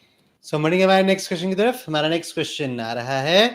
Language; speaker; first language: Hindi; native; Hindi